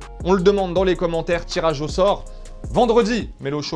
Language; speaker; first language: French; native; French